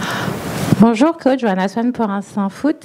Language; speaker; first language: French; native; French